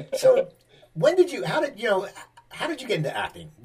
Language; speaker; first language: English; native; English